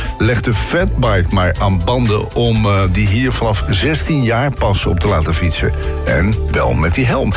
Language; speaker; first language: Dutch; native; Dutch